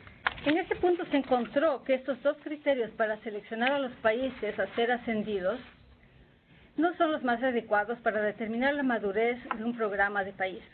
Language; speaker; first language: Spanish; native; Spanish